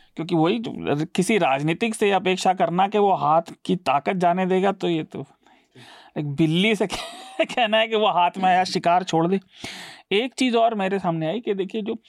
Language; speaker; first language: Hindi; native; Hindi